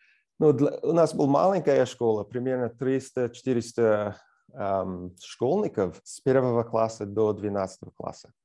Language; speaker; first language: Russian; non-native, fluent; English